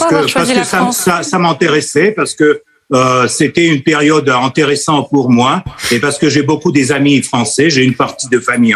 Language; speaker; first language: French; non-native, fluent; Russian